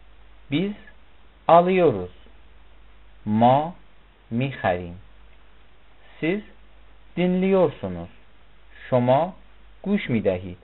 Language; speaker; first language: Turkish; non-native, fluent; Persian